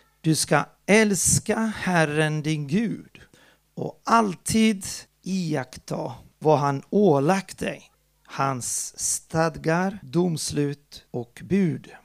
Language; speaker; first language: Swedish; non-native, fluent; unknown